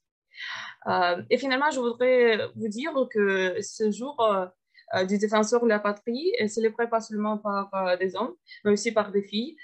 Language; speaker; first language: French; non-native, fluent; Russian